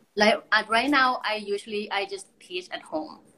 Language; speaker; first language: English; non-native, fluent; Thai